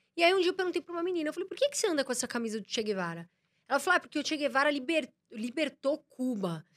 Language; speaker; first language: Portuguese; native; Portuguese